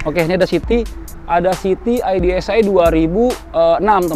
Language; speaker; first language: Indonesian; native; Indonesian